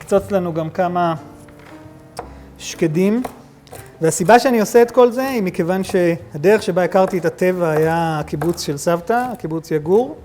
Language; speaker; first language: Hebrew; native; Hebrew